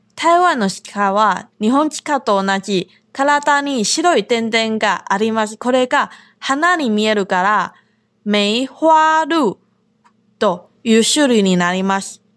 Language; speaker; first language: Japanese; non-native, fluent; Chinese